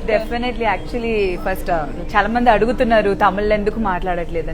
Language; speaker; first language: Telugu; non-native, local second language; Tamil